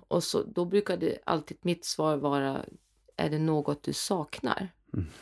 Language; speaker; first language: Swedish; non-native, fluent; German